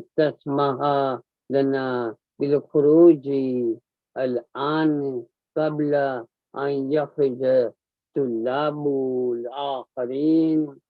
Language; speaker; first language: Arabic; non-native, learner; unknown